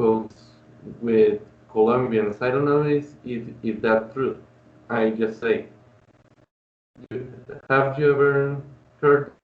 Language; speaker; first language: English; non-native, learner; Spanish